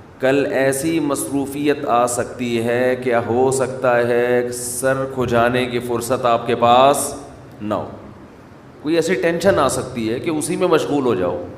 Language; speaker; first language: Urdu; native; Urdu